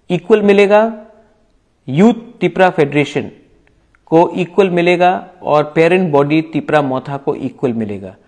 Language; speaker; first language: Hindi; non-native, local second language; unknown